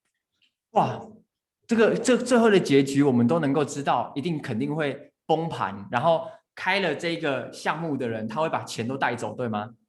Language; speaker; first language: Chinese; native; Chinese